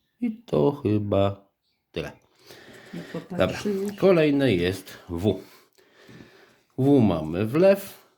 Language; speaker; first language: Polish; native; Polish